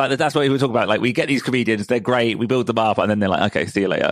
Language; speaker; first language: English; native; English